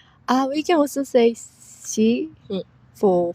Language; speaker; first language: English; non-native, fluent; Japanese